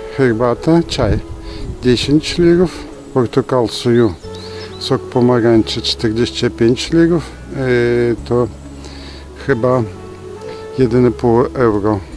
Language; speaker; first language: Polish; non-native, fluent; Turkish